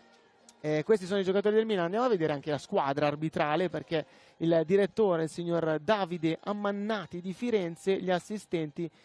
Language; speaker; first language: Italian; native; Italian